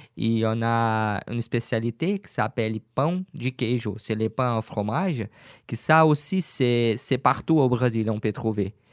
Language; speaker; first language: French; non-native, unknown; Portuguese